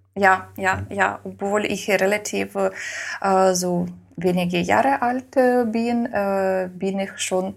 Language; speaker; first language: German; non-native, learner; Ukrainian